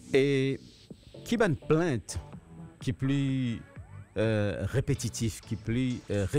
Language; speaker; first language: French; non-native, local second language; Morisyen